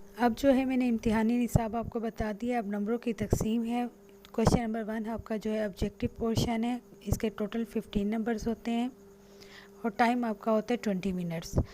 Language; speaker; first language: Urdu; native; Urdu